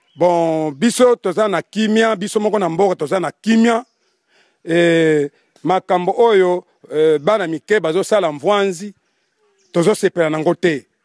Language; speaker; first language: Lingala; non-native, local second language; Kongo